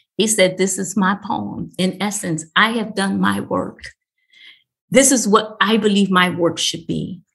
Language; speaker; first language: English; native; English